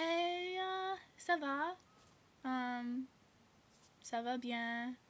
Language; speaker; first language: French; non-native, learner; English